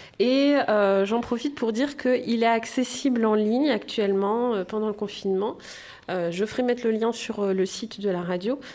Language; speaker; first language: French; native; French